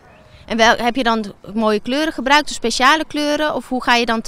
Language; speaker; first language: Dutch; native; Dutch